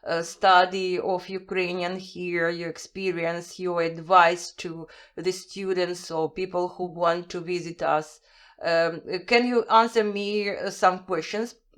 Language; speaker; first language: English; non-native, fluent; Russian